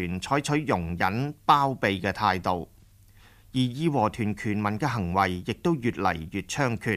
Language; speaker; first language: Chinese; non-native, local second language; Cantonese